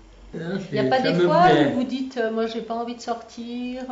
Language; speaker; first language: French; native; French